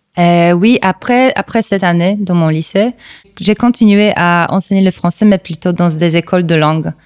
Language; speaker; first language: French; non-native, fluent; Polish